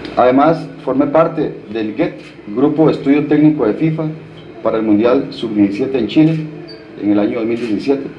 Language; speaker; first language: Spanish; native; Spanish